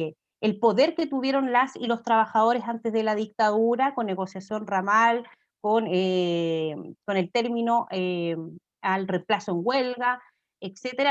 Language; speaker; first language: Spanish; native; Spanish